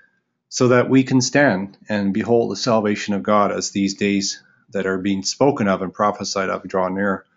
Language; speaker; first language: English; native; English